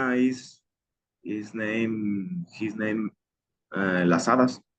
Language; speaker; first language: English; non-native, learner; Spanish